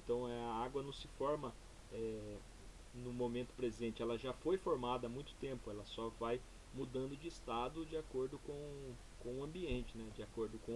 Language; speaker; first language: Portuguese; native; Portuguese